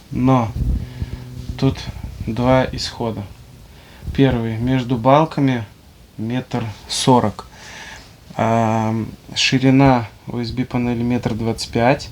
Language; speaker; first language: Russian; native; Russian